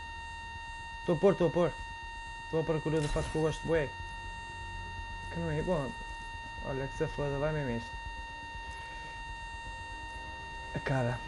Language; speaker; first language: Portuguese; native; Portuguese